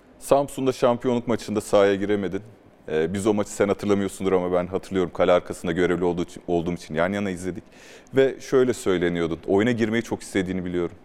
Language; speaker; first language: Turkish; native; Turkish